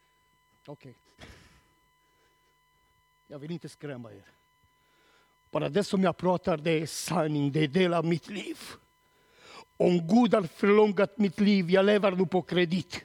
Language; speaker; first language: Swedish; non-native, learner; Romanian